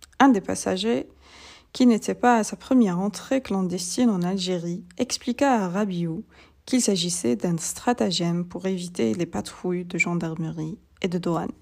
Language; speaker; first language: French; non-native, local second language; Arabic